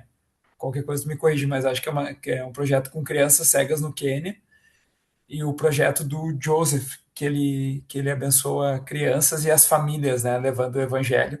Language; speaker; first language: Portuguese; native; Portuguese